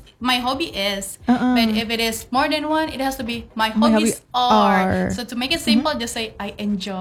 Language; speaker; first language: English; non-native, fluent; Indonesian